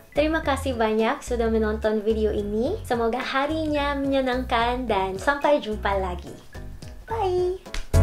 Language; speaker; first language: Indonesian; non-native, learner; Filipino